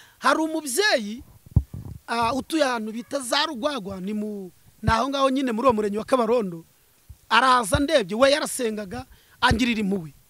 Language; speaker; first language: Kinyarwanda; native; Kinyarwanda